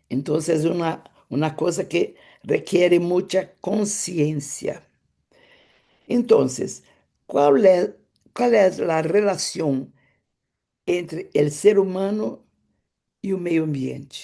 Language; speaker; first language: Spanish; non-native, fluent; Portuguese